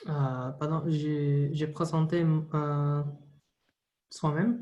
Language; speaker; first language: French; non-native, learner; English